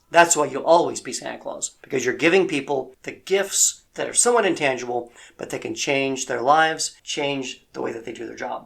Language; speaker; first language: English; native; English